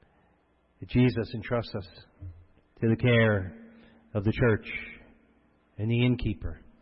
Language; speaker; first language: English; native; English